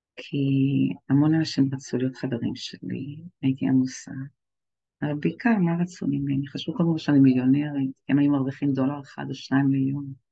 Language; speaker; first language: Hebrew; native; Hebrew